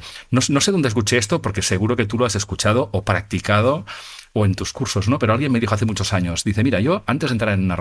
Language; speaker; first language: Spanish; native; Spanish